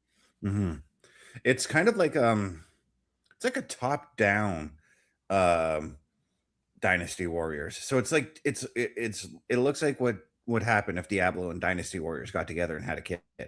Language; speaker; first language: English; native; English